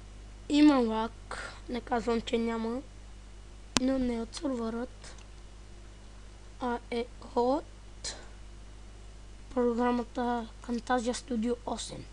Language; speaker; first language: Bulgarian; native; Bulgarian